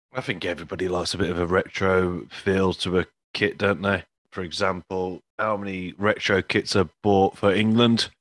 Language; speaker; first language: English; native; English